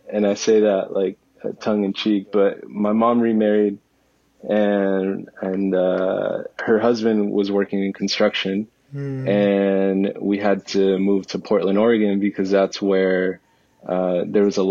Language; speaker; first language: English; early bilingual, other home language; Spanish